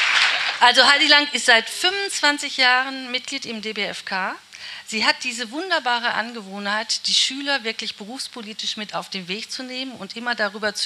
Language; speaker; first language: German; native; German